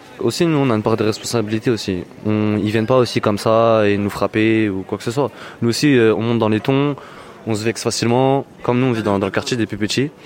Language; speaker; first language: French; native; French